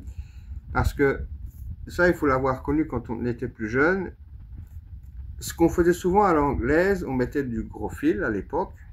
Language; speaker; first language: French; native; French